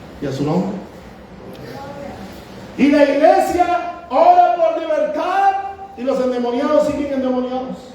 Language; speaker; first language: Spanish; native; Spanish